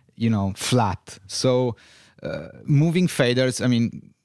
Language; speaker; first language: English; non-native, fluent; Italian